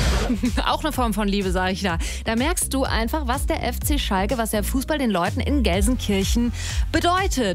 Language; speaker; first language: German; native; German